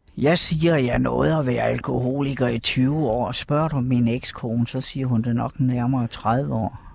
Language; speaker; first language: Danish; native; Danish